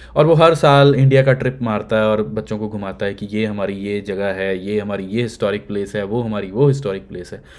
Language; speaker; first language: Hindi; native; Hindi